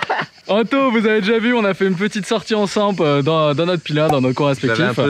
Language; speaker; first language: French; native; French